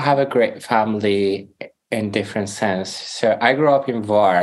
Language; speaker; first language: English; non-native, fluent; Persian